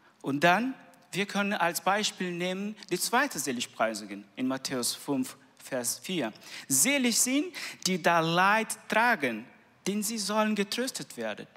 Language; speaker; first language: German; non-native, learner; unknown